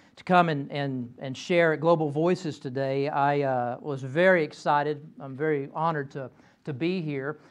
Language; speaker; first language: English; native; English